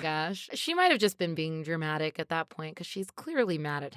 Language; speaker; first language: English; native; English